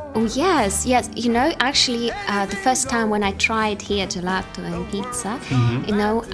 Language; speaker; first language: English; non-native, fluent; Russian